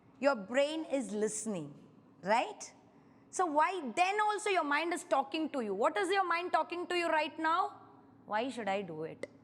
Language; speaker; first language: English; non-native, local second language; Kannada